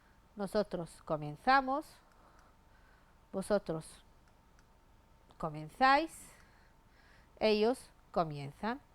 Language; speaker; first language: Spanish; non-native, fluent; Arabic